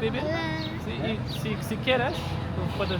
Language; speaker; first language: Spanish; non-native, learner; Polish